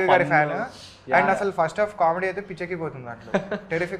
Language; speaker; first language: Telugu; native; Telugu